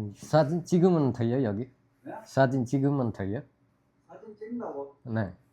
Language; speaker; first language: Korean; non-native, learner; Nepali